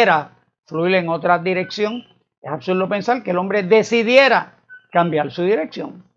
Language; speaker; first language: Spanish; native; Spanish